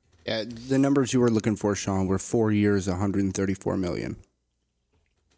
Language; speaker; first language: English; native; English